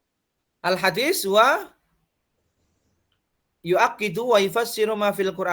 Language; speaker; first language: Arabic; non-native, fluent; Indonesian